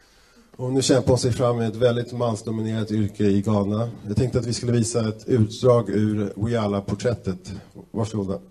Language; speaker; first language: Swedish; native; Swedish